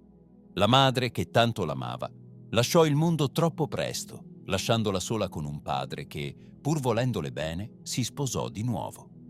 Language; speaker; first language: Italian; native; Italian